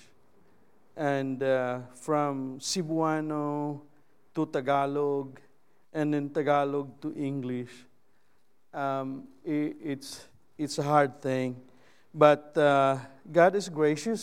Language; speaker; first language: English; non-native, local second language; Cebuano